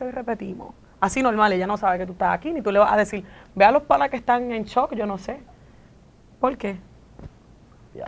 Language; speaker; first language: Spanish; native; Spanish